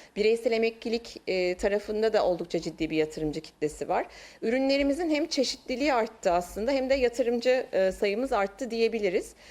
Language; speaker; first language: Turkish; native; Turkish